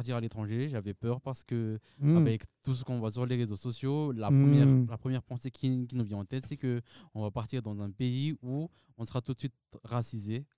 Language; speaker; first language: French; non-native, local second language; Malagasy